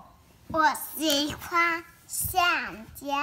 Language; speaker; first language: Chinese; non-native, learner; English